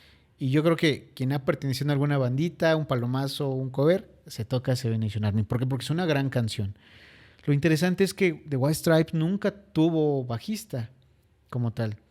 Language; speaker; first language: Spanish; native; Spanish